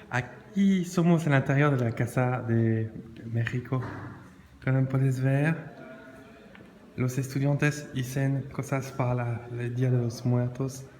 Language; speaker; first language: Spanish; non-native, learner; French